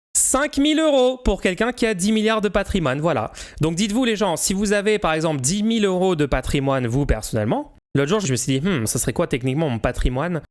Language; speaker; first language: French; native; French